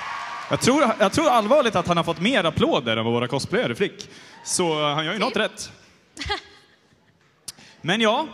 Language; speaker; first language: Swedish; native; Swedish